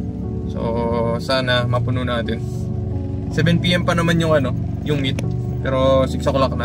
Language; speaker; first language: Filipino; native; Filipino